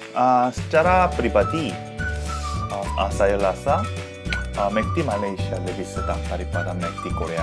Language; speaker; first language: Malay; non-native, learner; Korean